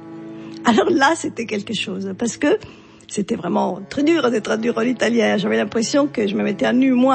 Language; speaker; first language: French; non-native, fluent; Italian